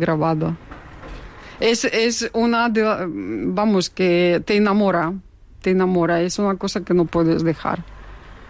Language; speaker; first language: Spanish; non-native, fluent; Russian